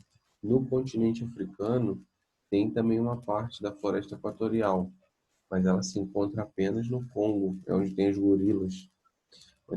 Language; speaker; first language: Portuguese; native; Portuguese